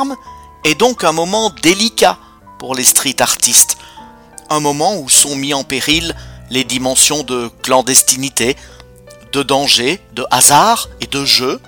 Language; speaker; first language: French; native; French